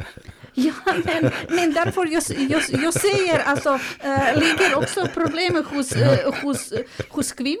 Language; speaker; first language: Swedish; non-native, learner; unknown